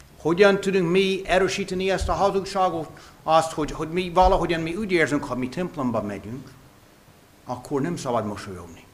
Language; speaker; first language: Hungarian; non-native, fluent; English